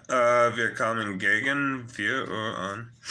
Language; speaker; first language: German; non-native, fluent; English